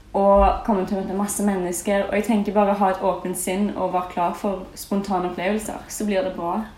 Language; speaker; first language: Norwegian; native; Norwegian